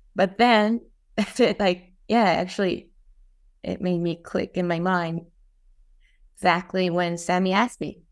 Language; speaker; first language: English; non-native, fluent; Japanese